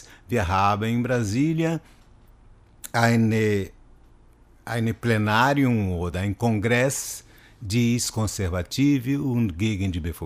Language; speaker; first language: German; non-native, fluent; Portuguese